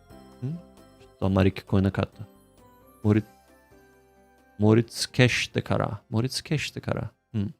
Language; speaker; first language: Japanese; non-native, learner; Russian